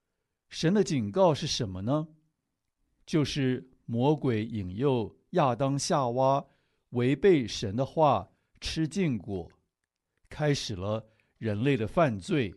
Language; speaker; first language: Chinese; native; Chinese